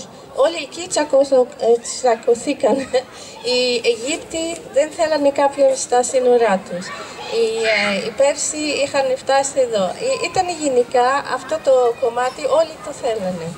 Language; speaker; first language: Greek; non-native, fluent; Arabic